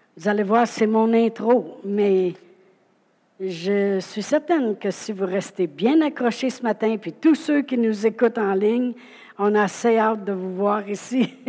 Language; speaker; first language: French; native; French